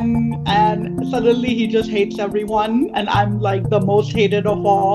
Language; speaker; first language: English; non-native, local second language; Urdu